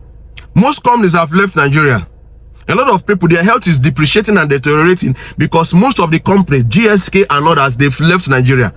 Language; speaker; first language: English; non-native, local second language; Igbo